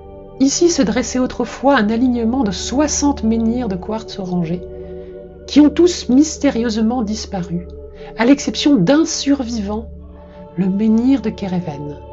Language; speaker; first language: French; native; French